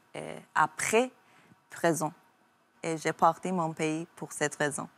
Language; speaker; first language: French; non-native, learner; Persian